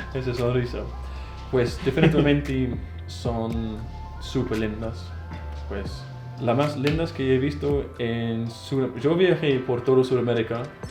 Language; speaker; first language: Spanish; non-native, fluent; English